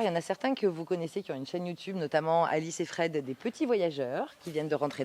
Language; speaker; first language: French; native; French